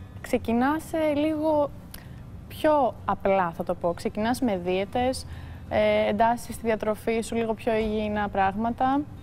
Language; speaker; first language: Greek; early bilingual, heritage; Greek